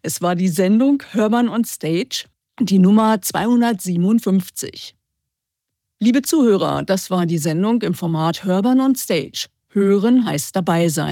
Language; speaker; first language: German; native; German